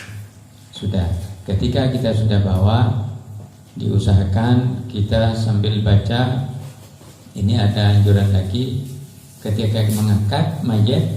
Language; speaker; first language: Indonesian; native; Indonesian